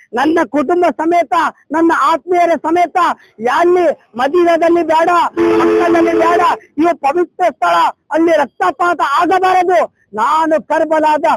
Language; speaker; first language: Kannada; non-native, local second language; Urdu